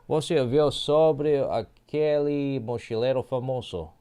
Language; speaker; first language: Portuguese; non-native, learner; English